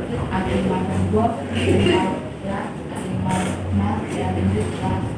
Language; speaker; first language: English; non-native, learner; Vietnamese